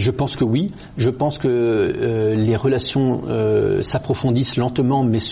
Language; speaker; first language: French; native; French